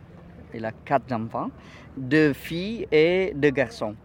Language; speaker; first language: French; non-native, learner; Indonesian